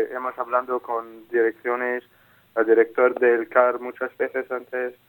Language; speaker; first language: Spanish; non-native, learner; Arabic